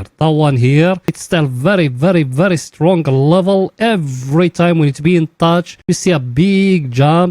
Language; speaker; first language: English; non-native, fluent; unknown